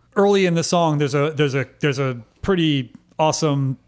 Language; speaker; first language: English; native; English